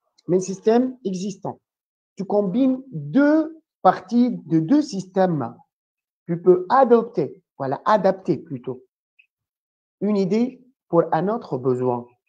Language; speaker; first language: French; non-native, local second language; Arabic